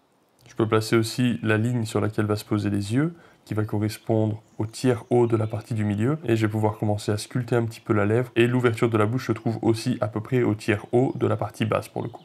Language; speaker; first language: French; native; French